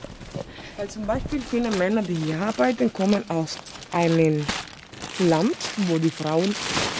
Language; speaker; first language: German; non-native, fluent; Spanish